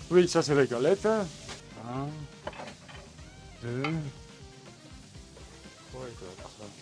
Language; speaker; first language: French; non-native, learner; Georgian